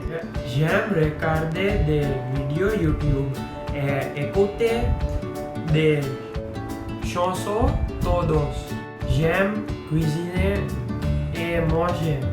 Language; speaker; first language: French; non-native, learner; Gujarati